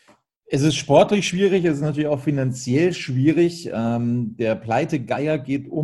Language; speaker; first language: German; native; German